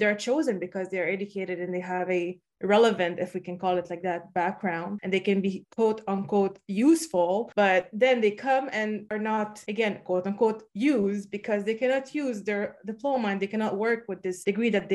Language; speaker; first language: English; native; English